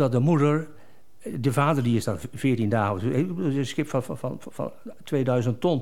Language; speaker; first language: Dutch; native; Dutch